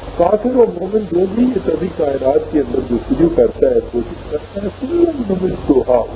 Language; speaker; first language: Urdu; native; Urdu